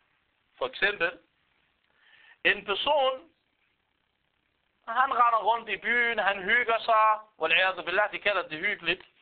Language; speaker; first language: Danish; non-native, fluent; Arabic